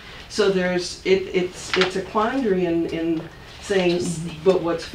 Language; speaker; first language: English; native; English